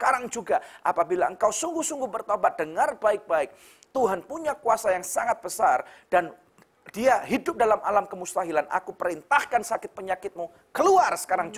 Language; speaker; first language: Indonesian; native; Indonesian